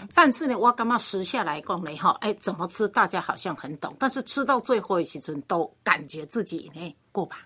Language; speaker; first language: Chinese; native; Chinese